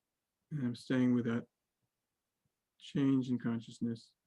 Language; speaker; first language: English; native; English